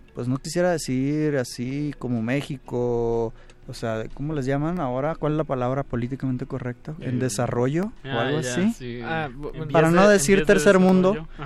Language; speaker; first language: Spanish; native; Spanish